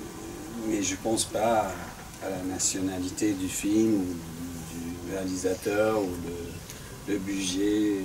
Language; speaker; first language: French; non-native, fluent; English